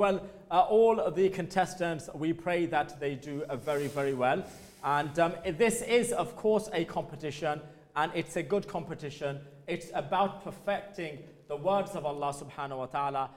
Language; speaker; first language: English; early bilingual, other home language; Urdu